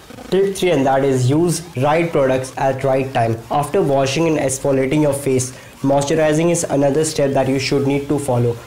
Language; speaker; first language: English; non-native, local second language; Hindi